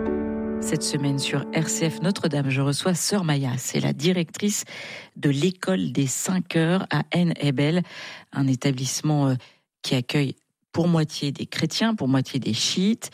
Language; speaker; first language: French; native; French